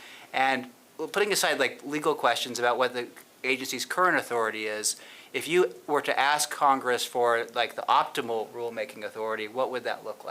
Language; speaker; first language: English; native; English